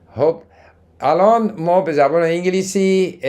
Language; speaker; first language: Persian; non-native, learner; English